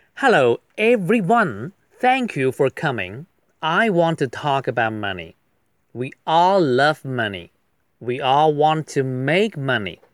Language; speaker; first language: English; non-native, fluent; Chinese